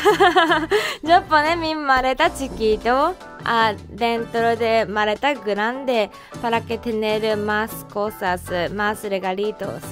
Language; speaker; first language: Spanish; non-native, learner; Japanese